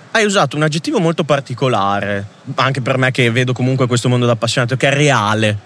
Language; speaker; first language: Italian; native; Italian